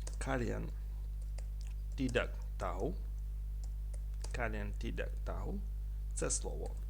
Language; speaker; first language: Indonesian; non-native, fluent; Ukrainian